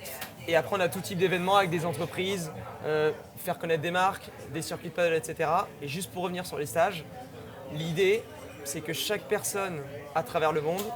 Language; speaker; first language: French; native; French